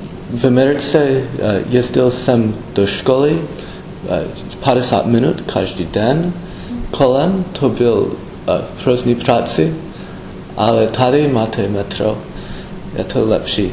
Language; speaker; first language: Czech; non-native, learner; English